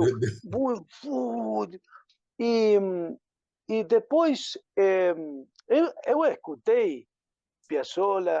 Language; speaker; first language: Portuguese; non-native, learner; Spanish